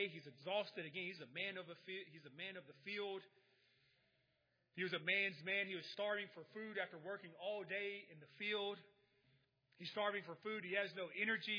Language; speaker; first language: English; native; English